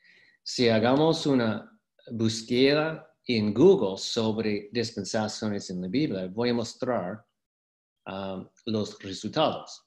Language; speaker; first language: Spanish; non-native, fluent; English